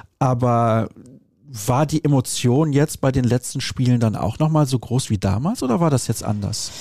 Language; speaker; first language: German; native; German